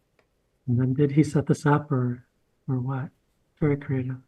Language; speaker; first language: English; native; English